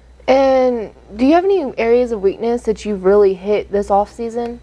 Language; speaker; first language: English; native; English